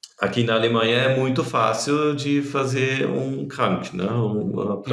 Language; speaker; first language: Portuguese; non-native, fluent; German